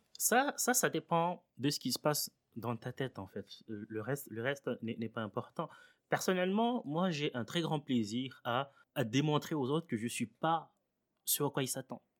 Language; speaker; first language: French; early bilingual, other home language; Swahili